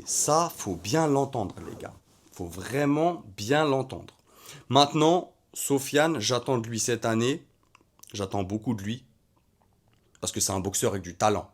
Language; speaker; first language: French; native; French